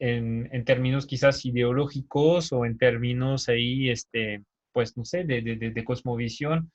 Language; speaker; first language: Spanish; native; Spanish